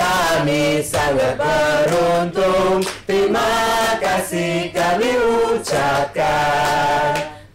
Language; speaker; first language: Indonesian; non-native, fluent; English